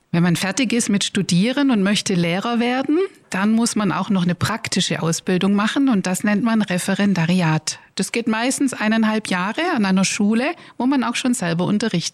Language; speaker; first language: German; native; German